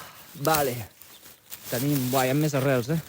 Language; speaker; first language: Catalan; native; Catalan